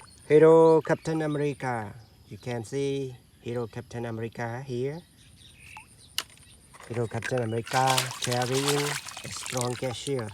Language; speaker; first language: English; non-native, learner; Indonesian